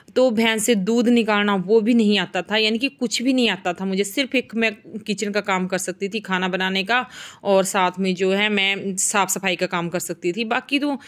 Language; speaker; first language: Hindi; non-native, local second language; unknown